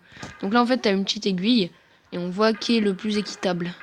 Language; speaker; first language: French; native; French